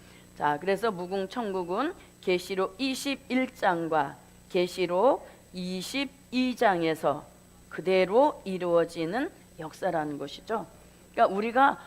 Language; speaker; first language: Korean; native; Korean